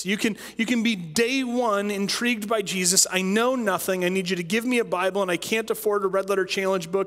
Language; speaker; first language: English; native; English